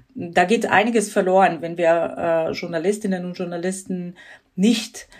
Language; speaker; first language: German; non-native, fluent; Croatian